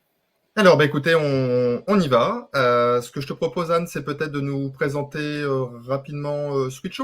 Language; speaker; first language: French; native; French